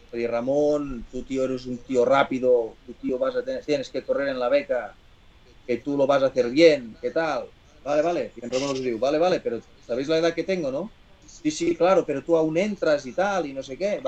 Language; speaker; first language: Spanish; non-native, local second language; Catalan